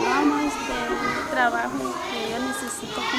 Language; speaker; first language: Spanish; non-native, local second language; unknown